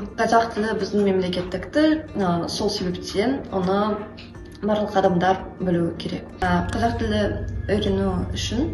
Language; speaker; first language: Kazakh; non-native, local second language; Russian